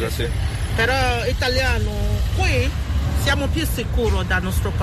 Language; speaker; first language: Italian; non-native, learner; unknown